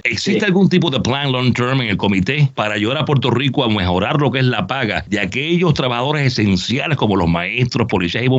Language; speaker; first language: Spanish; native; Spanish